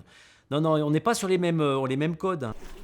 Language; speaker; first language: French; native; French